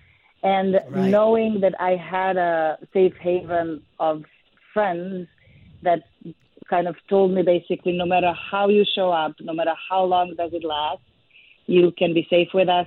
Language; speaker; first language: English; non-native, fluent; Serbian